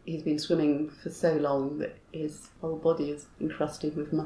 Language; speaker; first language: English; native; English